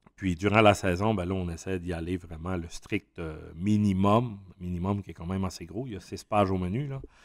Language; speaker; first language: French; native; French